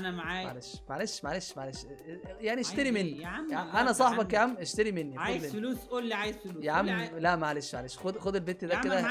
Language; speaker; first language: Arabic; native; Arabic